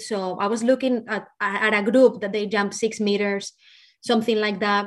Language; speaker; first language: English; non-native, fluent; Spanish